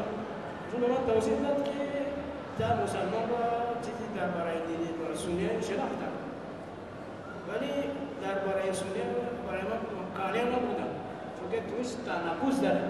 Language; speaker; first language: Persian; non-native, learner; Malagasy